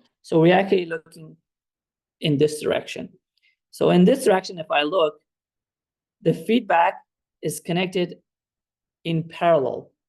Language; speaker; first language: English; non-native, fluent; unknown